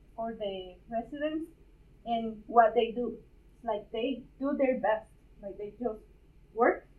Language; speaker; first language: English; non-native, fluent; Spanish